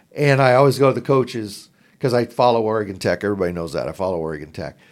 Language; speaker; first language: English; native; English